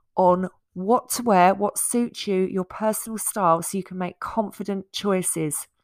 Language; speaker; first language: English; native; English